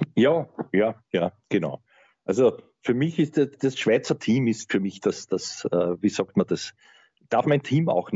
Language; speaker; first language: German; native; German